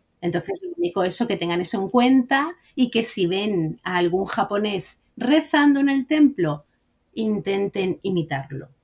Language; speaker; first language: Spanish; native; Spanish